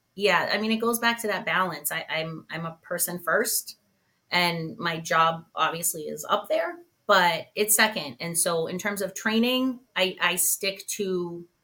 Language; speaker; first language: English; native; English